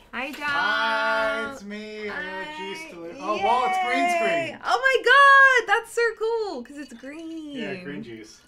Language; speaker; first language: English; native; English